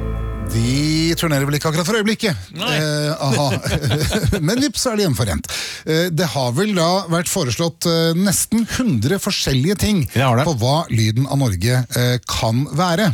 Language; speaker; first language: Norwegian; native; Norwegian